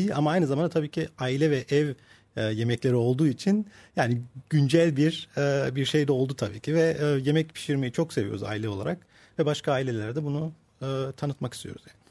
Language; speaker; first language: Turkish; early bilingual, heritage; Turkish